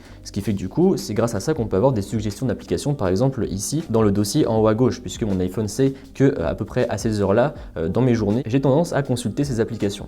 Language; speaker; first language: French; native; French